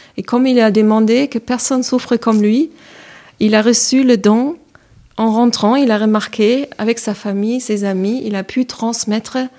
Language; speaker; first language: French; non-native, fluent; German